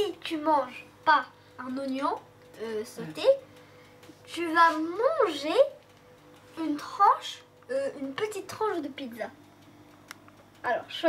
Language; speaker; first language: French; non-native, local second language; Arabic